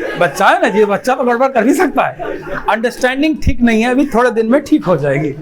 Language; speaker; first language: Hindi; native; Hindi